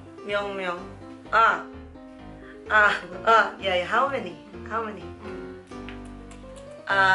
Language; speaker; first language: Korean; non-native, learner; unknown